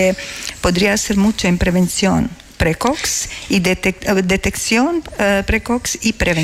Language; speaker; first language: Spanish; non-native, learner; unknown